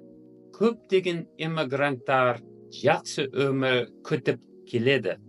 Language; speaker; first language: Kazakh; non-native, fluent; English